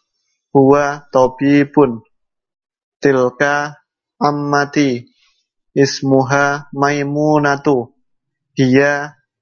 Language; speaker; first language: Arabic; non-native, learner; Indonesian